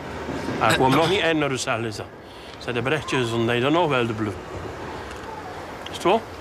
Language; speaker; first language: Dutch; native; Dutch